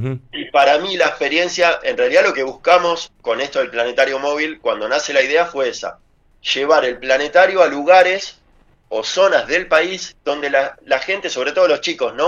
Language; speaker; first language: Spanish; native; Spanish